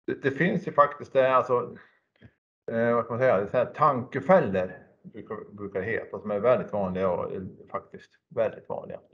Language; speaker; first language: Swedish; native; Swedish